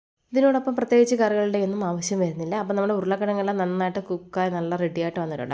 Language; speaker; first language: Malayalam; native; Malayalam